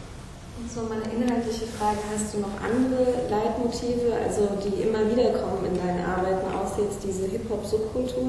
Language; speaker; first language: German; native; German